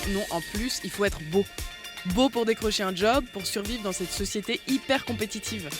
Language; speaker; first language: French; native; French